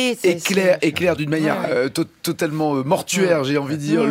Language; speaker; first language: French; native; French